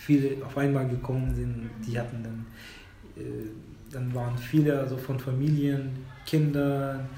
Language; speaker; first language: German; non-native, fluent; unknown